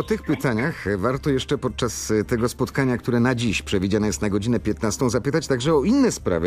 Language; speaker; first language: Polish; native; Polish